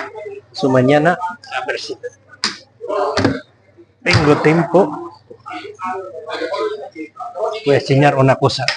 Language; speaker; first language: Spanish; non-native, learner; Filipino